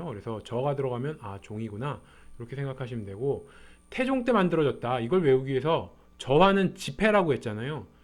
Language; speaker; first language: Korean; native; Korean